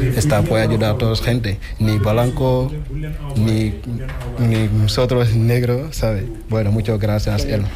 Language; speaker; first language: Spanish; non-native, learner; Wolof